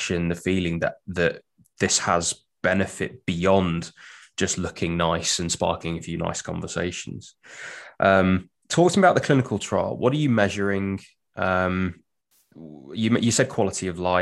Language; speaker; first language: English; native; English